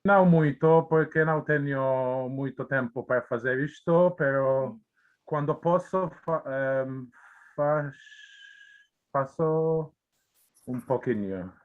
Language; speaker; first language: Portuguese; non-native, learner; Maltese